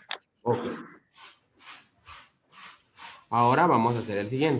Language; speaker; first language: Spanish; native; Spanish